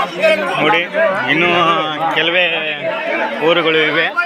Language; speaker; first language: Kannada; non-native, local second language; Lambadi